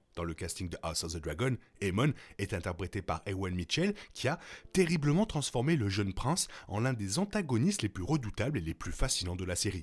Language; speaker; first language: French; native; French